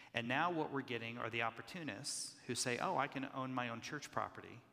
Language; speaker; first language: English; native; English